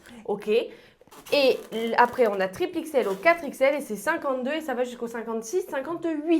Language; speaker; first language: French; native; French